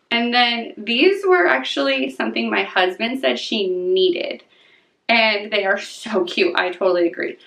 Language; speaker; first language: English; native; English